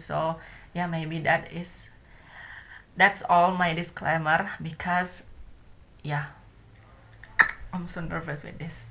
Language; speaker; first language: English; non-native, learner; Indonesian